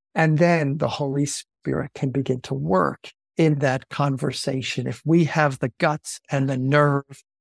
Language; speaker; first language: English; native; English